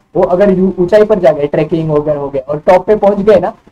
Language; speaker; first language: Hindi; non-native, local second language; Marathi